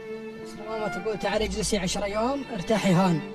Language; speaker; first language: Arabic; native; Arabic